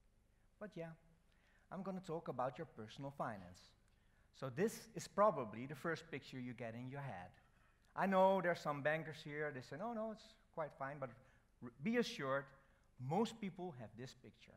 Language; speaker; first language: English; non-native, fluent; Dutch